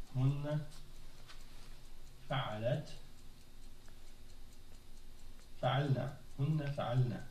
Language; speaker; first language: Arabic; non-native, fluent; French